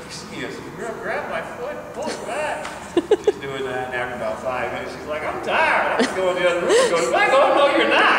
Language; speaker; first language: English; native; English